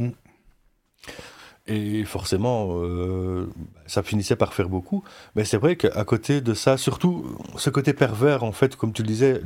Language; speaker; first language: French; native; French